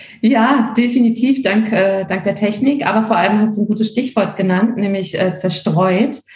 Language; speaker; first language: German; native; German